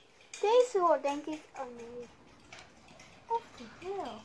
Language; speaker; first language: Dutch; early bilingual, other home language; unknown